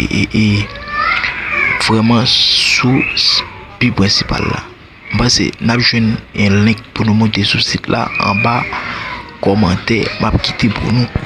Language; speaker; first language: French; non-native, learner; Haitian Creole